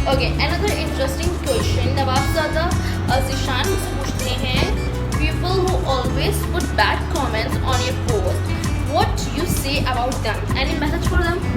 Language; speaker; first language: Urdu; native; Urdu